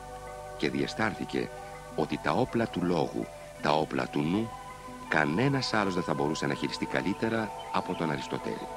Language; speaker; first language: Greek; native; Greek